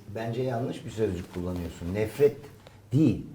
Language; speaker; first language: Turkish; native; Turkish